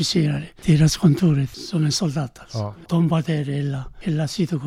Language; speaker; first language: Swedish; non-native, learner; Korean